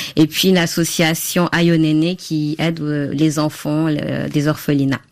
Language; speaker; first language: French; non-native, local second language; Wolof